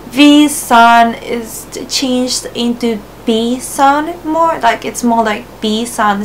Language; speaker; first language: English; non-native, fluent; Japanese